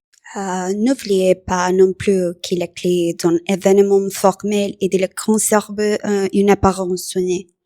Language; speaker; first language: French; non-native, learner; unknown